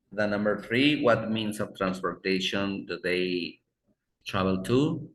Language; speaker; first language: English; non-native, fluent; Spanish